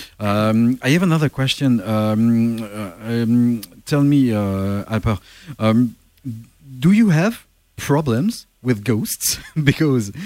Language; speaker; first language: English; non-native, learner; French